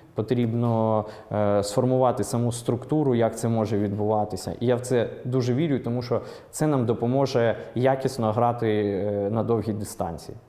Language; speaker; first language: Ukrainian; non-native, local second language; Russian